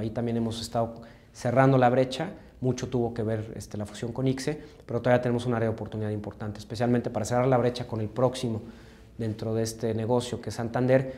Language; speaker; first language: Spanish; native; Spanish